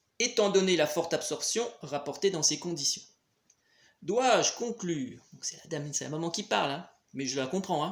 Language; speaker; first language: French; native; French